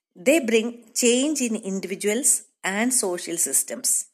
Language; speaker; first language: English; non-native, local second language; Malayalam